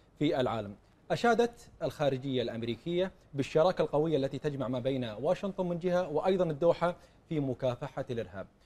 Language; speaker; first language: Arabic; native; Arabic